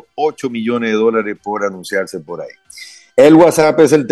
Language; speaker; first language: Spanish; native; Spanish